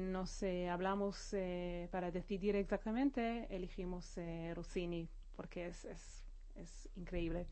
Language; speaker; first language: Spanish; non-native, fluent; Hebrew